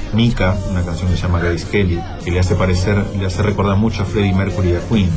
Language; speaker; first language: Spanish; native; Spanish